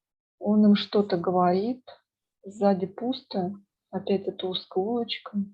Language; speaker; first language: Russian; native; Russian